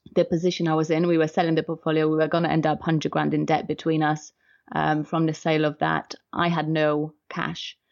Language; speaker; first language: English; non-native, fluent; Polish